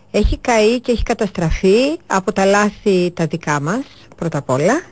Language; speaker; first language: Greek; early bilingual, other home language; Turkish